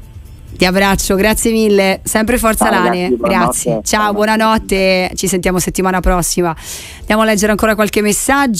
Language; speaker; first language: Italian; native; Italian